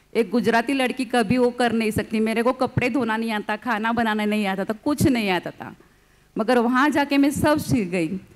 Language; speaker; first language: Hindi; non-native, local second language; Gujarati